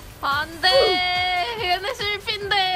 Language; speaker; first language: Korean; native; Korean